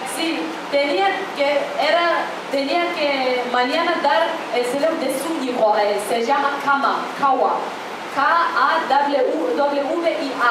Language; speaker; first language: Spanish; non-native, fluent; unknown